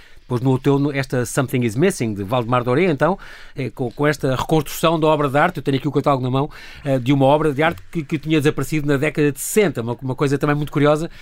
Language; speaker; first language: Portuguese; native; Portuguese